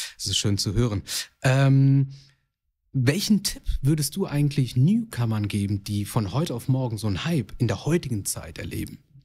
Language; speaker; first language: German; early bilingual, other home language; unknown